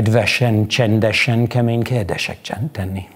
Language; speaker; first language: Hungarian; non-native, fluent; English